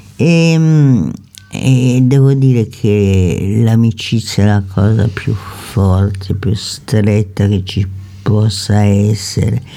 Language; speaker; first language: Italian; native; Italian